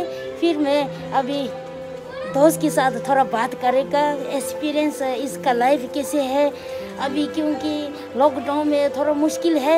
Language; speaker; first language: Hindi; non-native, local second language; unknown